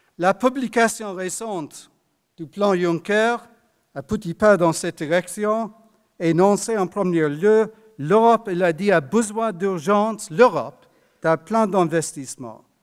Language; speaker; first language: French; non-native, fluent; English